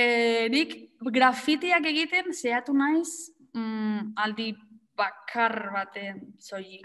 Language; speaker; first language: Basque; non-native, local second language; Spanish